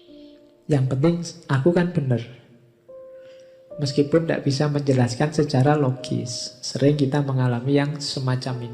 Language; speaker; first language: Indonesian; native; Indonesian